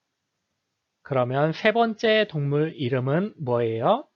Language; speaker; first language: Korean; native; Korean